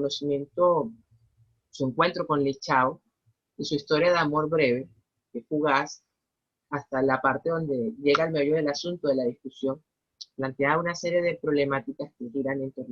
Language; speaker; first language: Spanish; native; Spanish